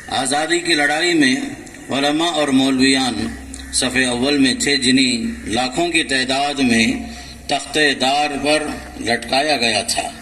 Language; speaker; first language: Urdu; native; Urdu